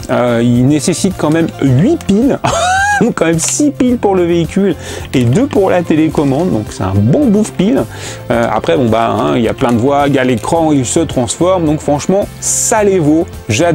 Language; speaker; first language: French; native; French